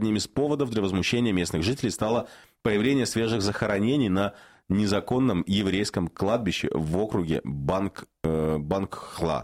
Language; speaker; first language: Russian; native; Russian